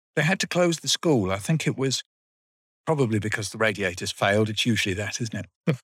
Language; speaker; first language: English; native; English